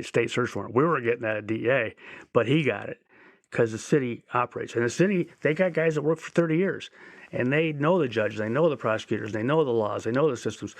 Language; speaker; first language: English; native; English